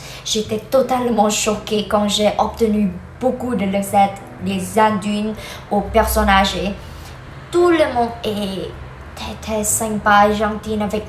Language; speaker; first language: French; non-native, learner; Vietnamese